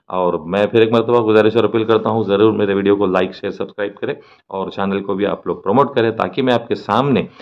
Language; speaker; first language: Hindi; non-native, local second language; Urdu